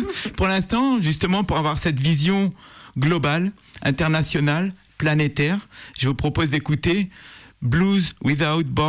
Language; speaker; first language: French; native; French